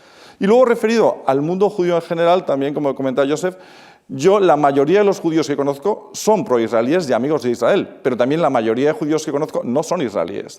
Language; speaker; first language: Spanish; native; Spanish